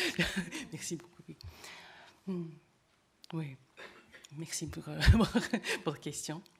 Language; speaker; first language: French; non-native, learner; Japanese